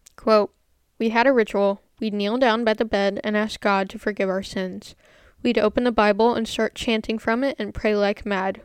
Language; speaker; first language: English; native; English